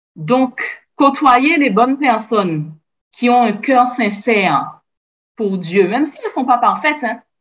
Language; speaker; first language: French; native; French